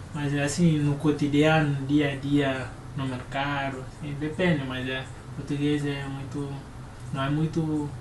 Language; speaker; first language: Portuguese; non-native, local second language; Upper Guinea Crioulo